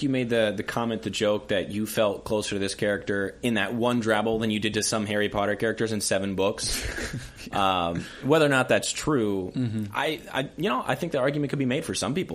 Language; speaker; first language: English; native; English